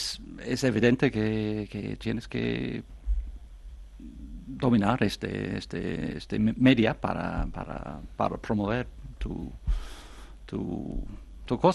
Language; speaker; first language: Spanish; non-native, fluent; English